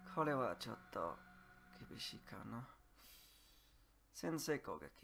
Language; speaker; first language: Japanese; non-native, learner; English